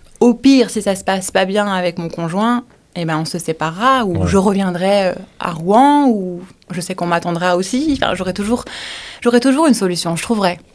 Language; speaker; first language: French; native; French